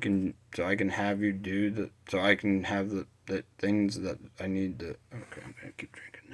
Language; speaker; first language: English; native; English